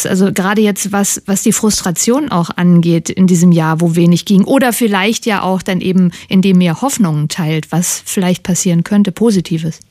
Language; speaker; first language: German; native; German